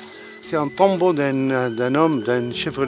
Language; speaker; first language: French; non-native, fluent; Arabic